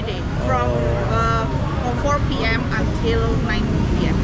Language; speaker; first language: English; non-native, learner; Indonesian